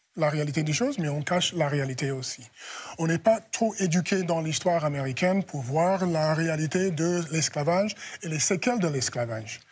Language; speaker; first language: French; non-native, fluent; English